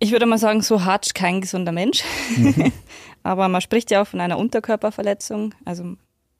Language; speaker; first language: German; native; German